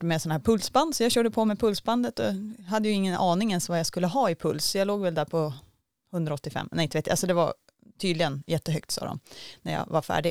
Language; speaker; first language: Swedish; native; Swedish